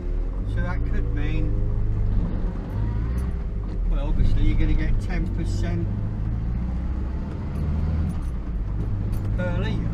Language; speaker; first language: English; native; English